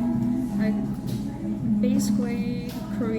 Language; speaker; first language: English; non-native, learner; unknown